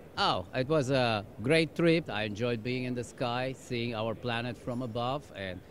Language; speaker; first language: English; non-native, fluent; German